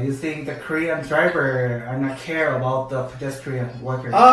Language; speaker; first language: English; non-native, learner; Korean